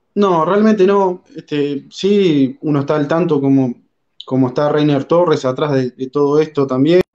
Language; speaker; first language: Spanish; native; Spanish